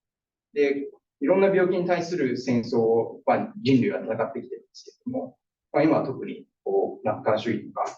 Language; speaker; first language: Japanese; native; Japanese